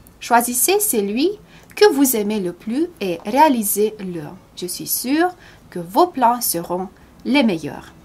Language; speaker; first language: French; non-native, fluent; Romanian